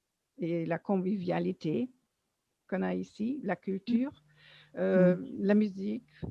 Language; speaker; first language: French; non-native, fluent; German